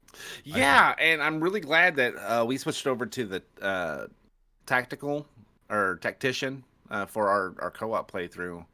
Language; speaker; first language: English; native; English